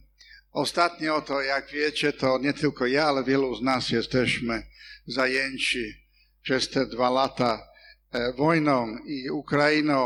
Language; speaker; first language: Polish; non-native, fluent; English